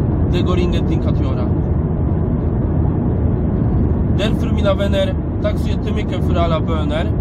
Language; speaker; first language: Swedish; non-native, fluent; Polish